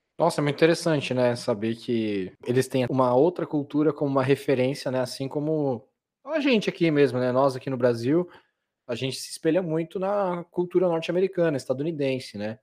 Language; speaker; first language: Portuguese; native; Portuguese